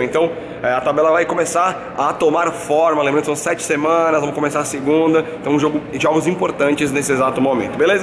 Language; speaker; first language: Portuguese; native; Portuguese